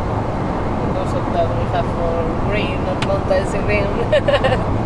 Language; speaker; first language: English; non-native, learner; Spanish